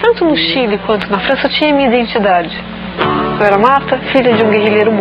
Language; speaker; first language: Portuguese; native; Portuguese